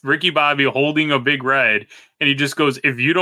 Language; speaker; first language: English; native; English